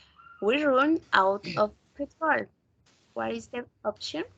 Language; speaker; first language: English; non-native, fluent; Spanish